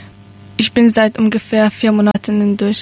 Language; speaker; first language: German; non-native, learner; Persian